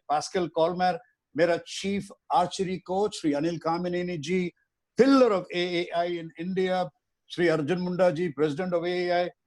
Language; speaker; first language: Hindi; non-native, local second language; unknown